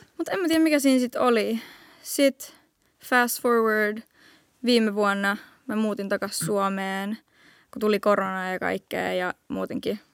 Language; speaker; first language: Finnish; early bilingual, heritage; Finnish